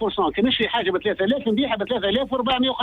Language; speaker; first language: Arabic; native; Arabic